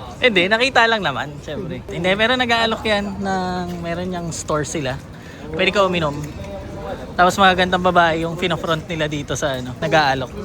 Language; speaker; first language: Filipino; native; Filipino